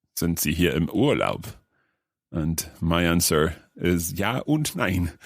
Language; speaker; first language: German; non-native, learner; English